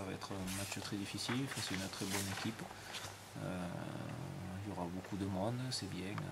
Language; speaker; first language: French; native; French